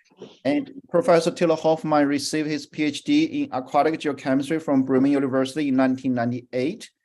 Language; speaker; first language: English; non-native, fluent; Chinese